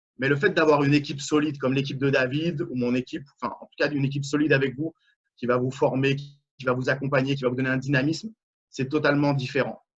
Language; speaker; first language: French; native; French